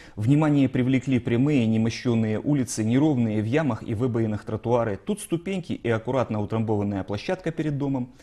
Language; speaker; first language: Russian; non-native, local second language; Ukrainian